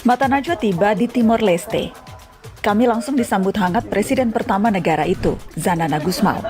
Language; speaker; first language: Indonesian; native; Indonesian